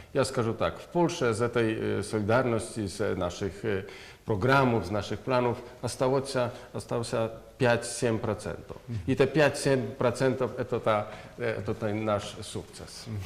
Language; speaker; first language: Russian; non-native, learner; Polish